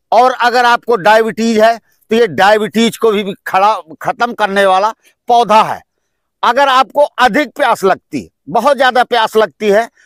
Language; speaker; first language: Hindi; native; Hindi